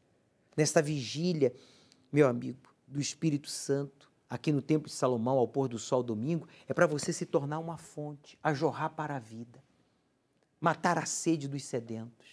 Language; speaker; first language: Portuguese; native; Portuguese